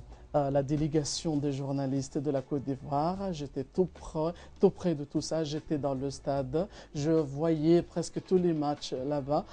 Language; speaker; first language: French; non-native, fluent; Arabic